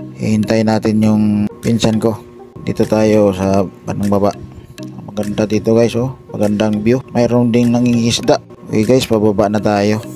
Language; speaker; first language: Filipino; non-native, local second language; Hiligaynon